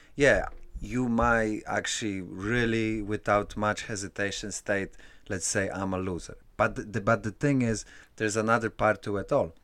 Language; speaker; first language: English; early bilingual, other home language; Polish